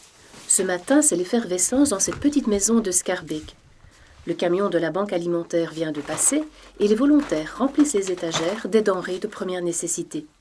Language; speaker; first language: French; native; French